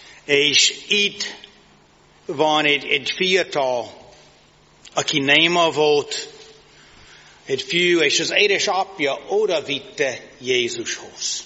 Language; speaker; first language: Hungarian; non-native, fluent; English